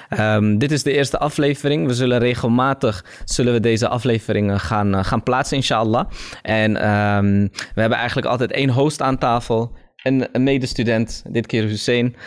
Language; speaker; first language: Dutch; early bilingual, other home language; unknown